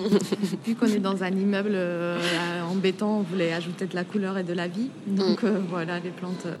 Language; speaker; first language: French; non-native, fluent; Spanish